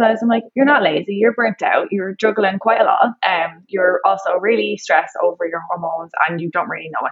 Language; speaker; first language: English; native; English